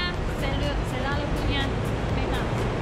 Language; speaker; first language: Indonesian; non-native, learner; English